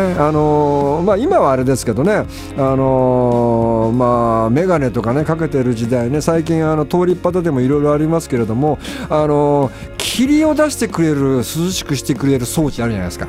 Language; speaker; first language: Japanese; native; Japanese